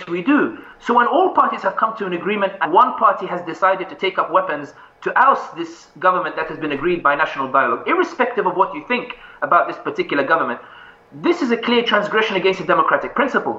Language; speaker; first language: English; native; English